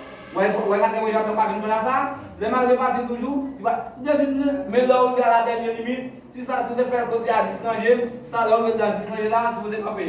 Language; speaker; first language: French; non-native, local second language; Haitian Creole